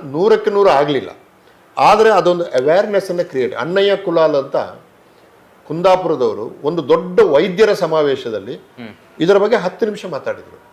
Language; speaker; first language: Kannada; native; Kannada